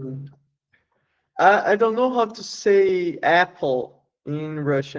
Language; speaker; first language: English; non-native, learner; Portuguese